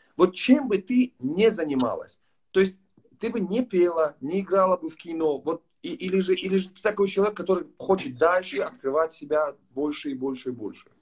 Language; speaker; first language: Russian; non-native, local second language; Tajik